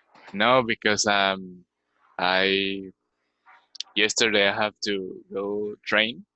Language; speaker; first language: English; non-native, learner; Spanish